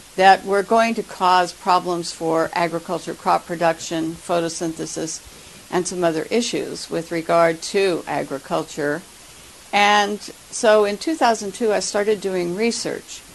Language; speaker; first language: English; native; English